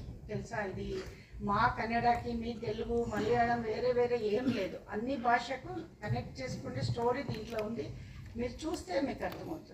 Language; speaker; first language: Telugu; non-native, learner; Kannada